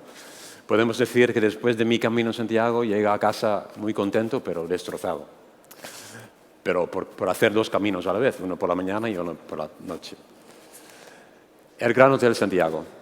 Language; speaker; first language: Spanish; non-native, fluent; Dutch